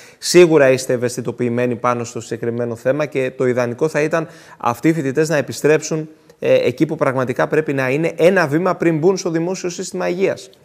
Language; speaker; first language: Greek; native; Greek